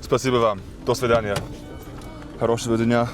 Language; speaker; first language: Russian; non-native, learner; English